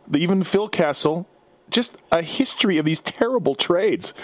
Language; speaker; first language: English; native; English